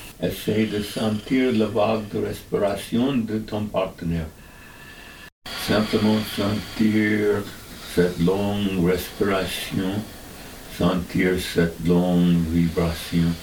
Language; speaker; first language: French; non-native, fluent; English